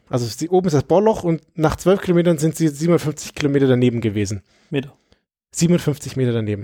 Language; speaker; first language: German; native; German